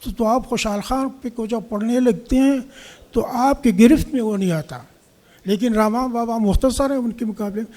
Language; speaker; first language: Urdu; non-native, local second language; Pashto